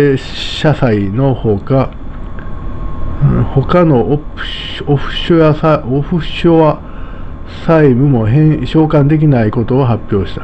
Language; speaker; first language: Japanese; native; Japanese